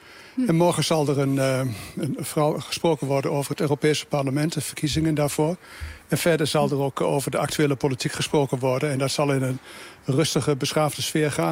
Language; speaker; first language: Dutch; native; Dutch